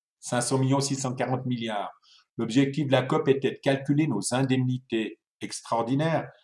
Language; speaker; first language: French; early bilingual, other home language; Italian